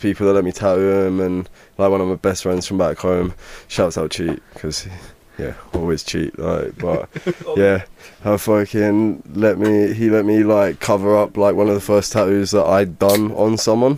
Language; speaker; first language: English; native; English